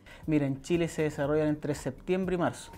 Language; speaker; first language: Spanish; native; Spanish